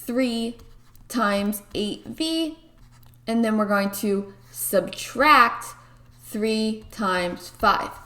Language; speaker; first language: English; native; English